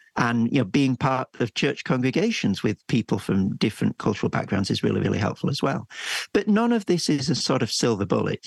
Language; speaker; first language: English; native; English